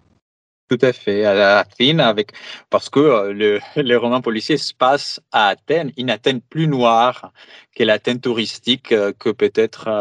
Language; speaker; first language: French; non-native, fluent; Greek